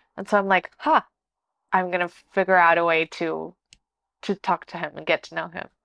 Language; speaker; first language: English; non-native, fluent; Portuguese